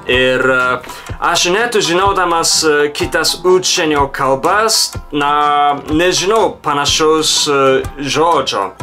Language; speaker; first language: Lithuanian; non-native, fluent; Japanese